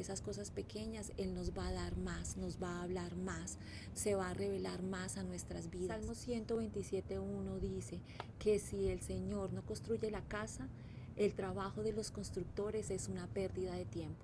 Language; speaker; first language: Spanish; native; Spanish